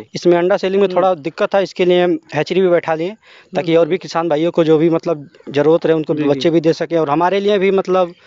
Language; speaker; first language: Hindi; native; Hindi